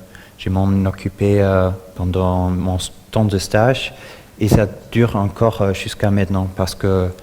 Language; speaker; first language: French; non-native, fluent; German